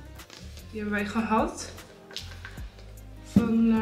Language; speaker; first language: Dutch; native; Dutch